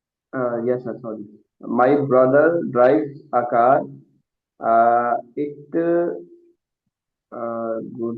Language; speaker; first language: English; non-native, learner; Urdu